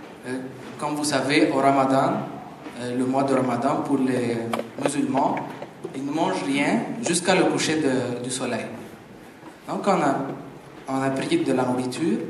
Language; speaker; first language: French; non-native, fluent; Arabic